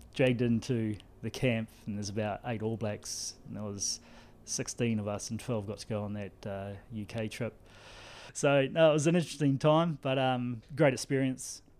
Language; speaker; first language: English; native; English